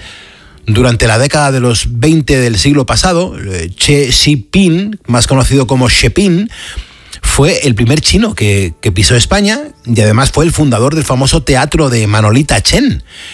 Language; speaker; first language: Spanish; native; Spanish